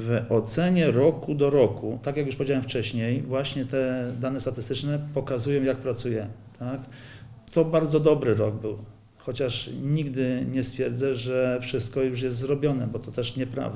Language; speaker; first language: Polish; native; Polish